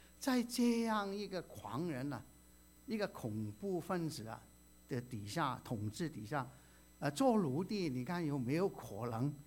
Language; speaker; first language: Chinese; non-native, local second language; Cantonese